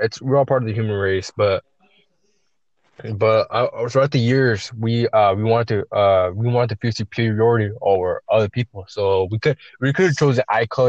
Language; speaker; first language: English; native; English